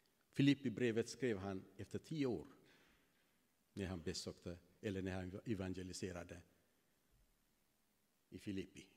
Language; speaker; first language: Swedish; non-native, fluent; Tigrinya